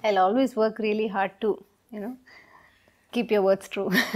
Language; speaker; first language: English; non-native, local second language; Malayalam